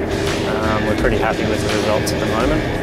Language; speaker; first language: English; native; English